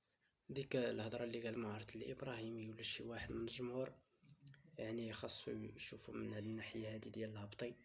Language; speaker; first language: Arabic; native; Arabic